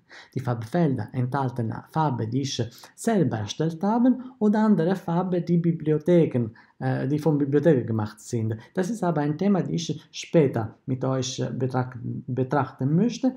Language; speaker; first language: German; non-native, fluent; Italian